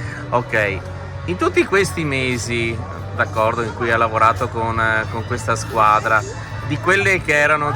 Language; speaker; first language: Italian; native; Italian